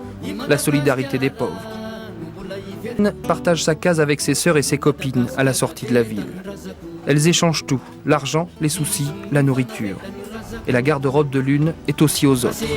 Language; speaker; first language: French; native; French